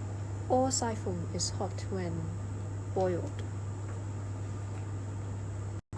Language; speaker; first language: English; non-native, learner; Chinese